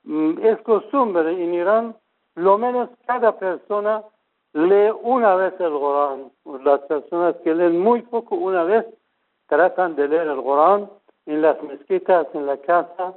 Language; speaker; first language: Spanish; non-native, fluent; Persian